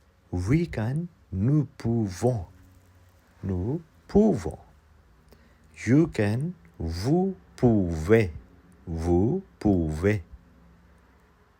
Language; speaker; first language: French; non-native, fluent; Urdu